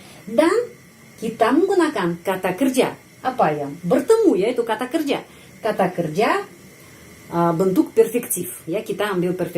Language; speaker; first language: Indonesian; non-native, fluent; Russian